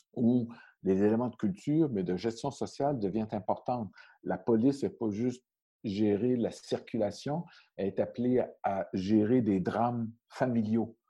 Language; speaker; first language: French; native; French